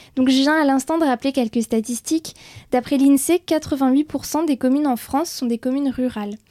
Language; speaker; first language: French; native; French